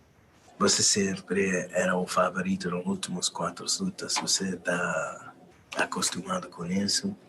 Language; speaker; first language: Portuguese; non-native, learner; English